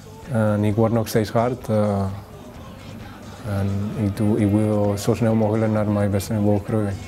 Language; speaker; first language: Dutch; early bilingual, other home language; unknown